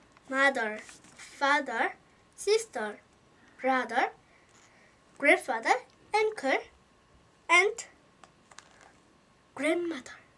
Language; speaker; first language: English; non-native, learner; Korean